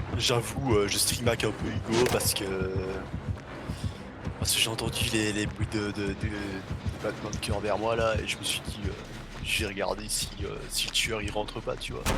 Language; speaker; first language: French; native; French